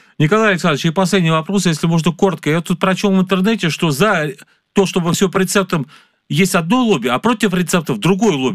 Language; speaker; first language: Russian; native; Russian